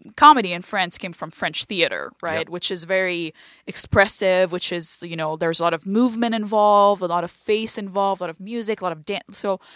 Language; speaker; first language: English; non-native, fluent; French